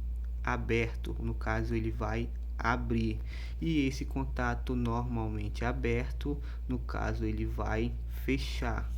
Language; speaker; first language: Portuguese; native; Portuguese